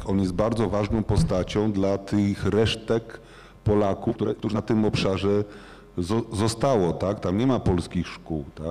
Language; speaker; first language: Polish; native; Polish